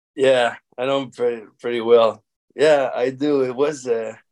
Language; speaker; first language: English; native; English